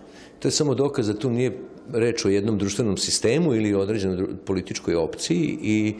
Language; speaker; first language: Serbian; native; Serbian